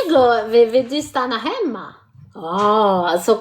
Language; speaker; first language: Swedish; non-native, learner; French